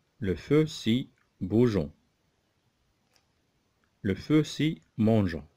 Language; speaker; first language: French; non-native, local second language; Arabic